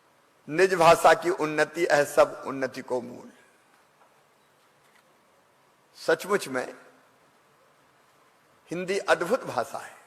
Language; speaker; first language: Hindi; native; Hindi